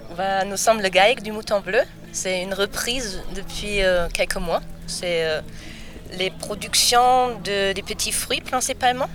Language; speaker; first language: French; non-native, fluent; German